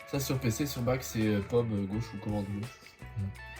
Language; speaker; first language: French; native; French